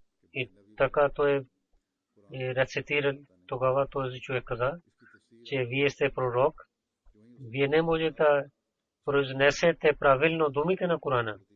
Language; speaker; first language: Bulgarian; non-native, learner; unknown